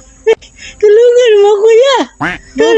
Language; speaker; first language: Filipino; non-native, local second language; Cebuano